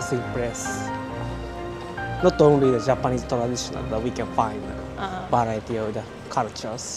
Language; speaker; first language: English; non-native, learner; Japanese